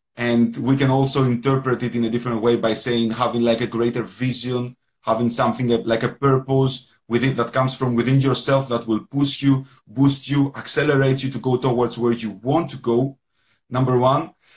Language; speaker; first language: English; non-native, fluent; Greek